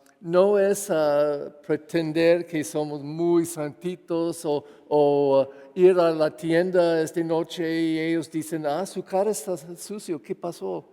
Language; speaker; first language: Spanish; non-native, fluent; English